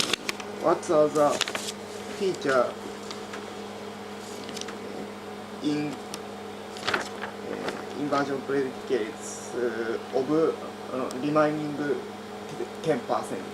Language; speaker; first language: English; non-native, learner; Japanese